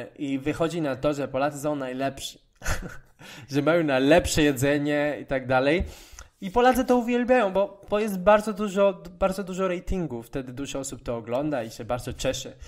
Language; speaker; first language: Polish; non-native, fluent; Spanish